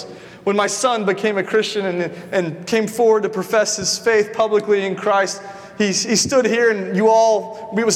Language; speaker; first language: English; native; English